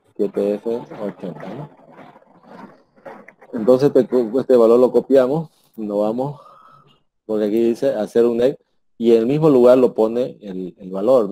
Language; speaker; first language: Spanish; native; Spanish